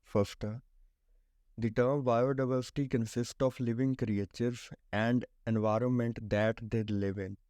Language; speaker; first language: English; non-native, local second language; Punjabi